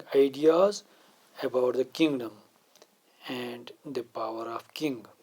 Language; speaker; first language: English; non-native, local second language; Urdu